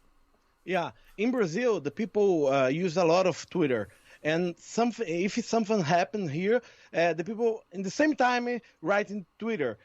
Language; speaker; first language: English; non-native, learner; Portuguese